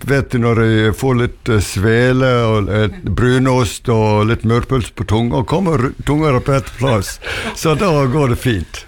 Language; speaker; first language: Norwegian; early bilingual, heritage; Norwegian